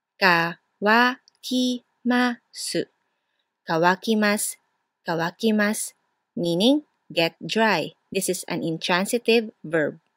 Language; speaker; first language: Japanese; non-native, fluent; Burmese